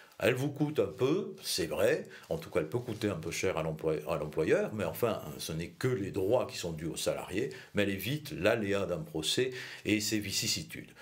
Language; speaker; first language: French; native; French